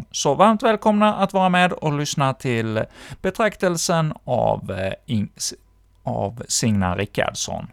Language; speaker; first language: Swedish; native; Swedish